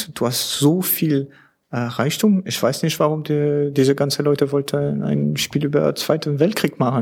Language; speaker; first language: German; non-native, learner; French